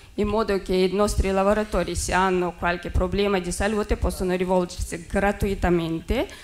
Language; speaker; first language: Italian; non-native, fluent; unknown